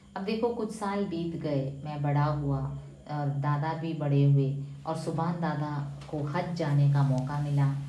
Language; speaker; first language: Hindi; non-native, local second language; Malayalam